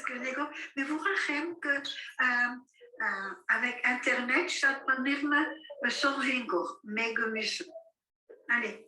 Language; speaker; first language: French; non-native, learner; Armenian